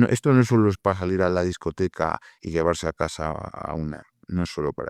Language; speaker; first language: Spanish; native; Spanish